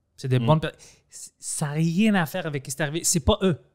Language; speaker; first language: French; non-native, fluent; Greek